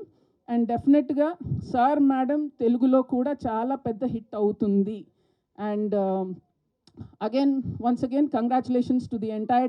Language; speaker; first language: Telugu; non-native, fluent; Tamil